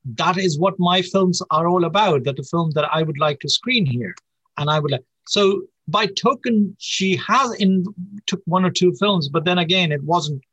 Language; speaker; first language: English; native; English